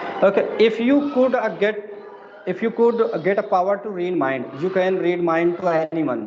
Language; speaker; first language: English; non-native, fluent; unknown